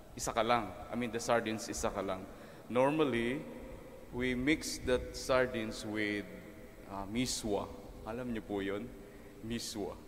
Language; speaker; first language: English; non-native, local second language; Filipino